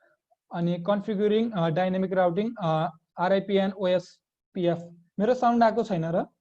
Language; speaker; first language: Nepali; native; Nepali